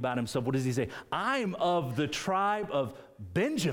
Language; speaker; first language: English; native; English